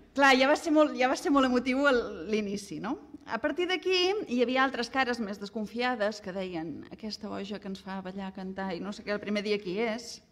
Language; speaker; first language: Catalan; native; Catalan